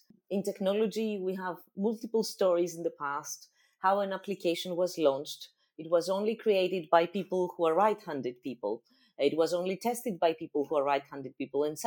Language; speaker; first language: English; non-native, fluent; Greek